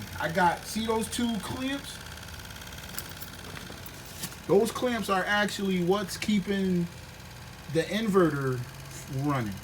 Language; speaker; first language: English; native; English